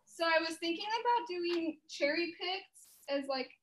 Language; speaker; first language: English; native; English